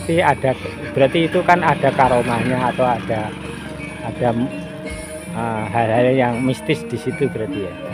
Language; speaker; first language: Indonesian; non-native, local second language; Javanese